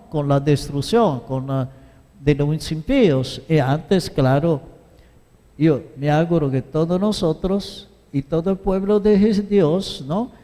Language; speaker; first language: Spanish; non-native, fluent; Italian